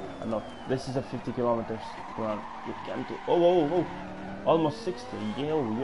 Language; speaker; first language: English; non-native, fluent; Italian